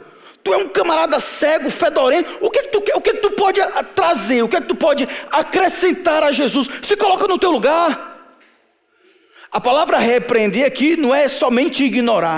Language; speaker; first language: Portuguese; native; Portuguese